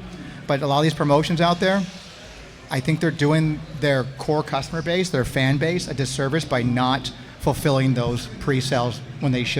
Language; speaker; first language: English; native; English